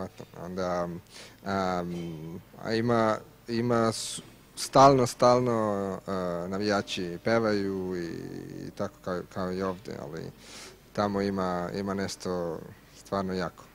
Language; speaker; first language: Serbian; non-native, learner; Italian